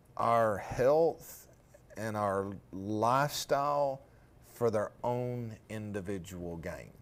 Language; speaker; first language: English; native; English